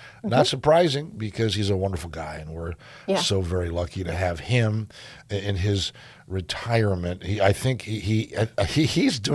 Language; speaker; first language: English; native; English